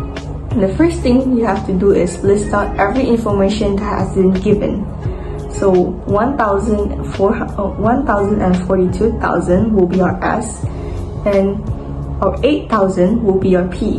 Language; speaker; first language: English; non-native, local second language; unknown